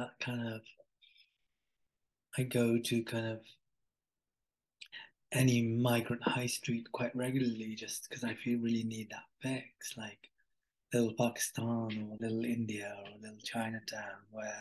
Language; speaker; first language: English; native; English